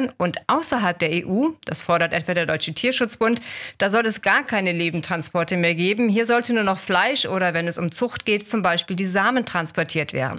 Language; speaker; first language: German; native; German